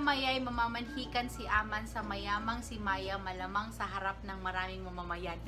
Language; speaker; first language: Filipino; non-native, local second language; Cebuano